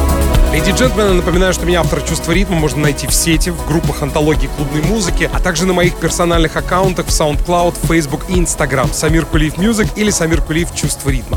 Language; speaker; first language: Russian; native; Russian